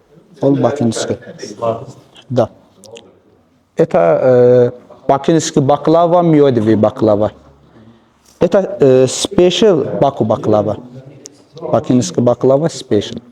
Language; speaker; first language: Russian; non-native, local second language; Azerbaijani